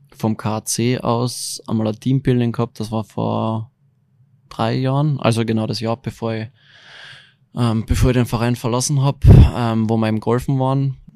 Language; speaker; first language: German; native; German